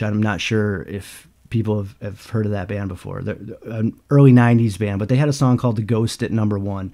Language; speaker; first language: English; native; English